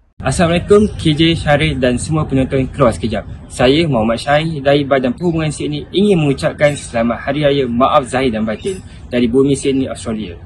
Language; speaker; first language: Malay; native; Malay